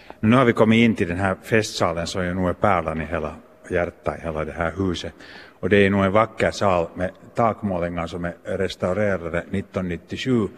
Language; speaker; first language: Swedish; native; Swedish